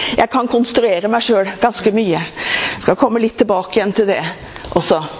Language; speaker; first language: Norwegian; native; Norwegian